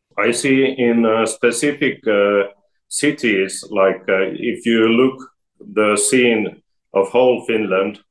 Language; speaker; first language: English; non-native, fluent; Finnish